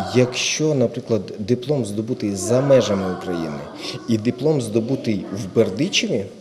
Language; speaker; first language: Ukrainian; native; Ukrainian